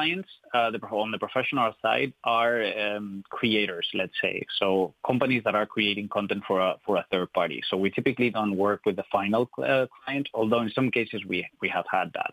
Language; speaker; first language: English; non-native, fluent; Spanish